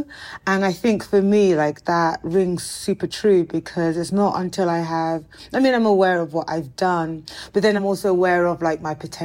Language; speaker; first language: English; native; English